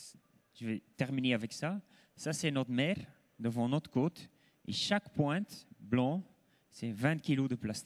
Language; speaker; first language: French; non-native, local second language; Dutch